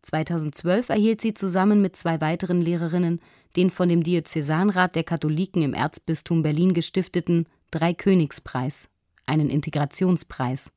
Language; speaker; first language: German; native; German